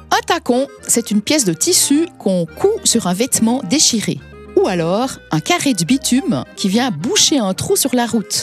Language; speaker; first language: French; native; French